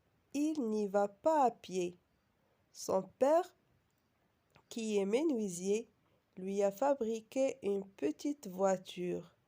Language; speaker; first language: French; non-native, local second language; Arabic